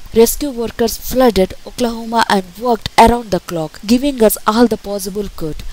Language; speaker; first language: English; native; English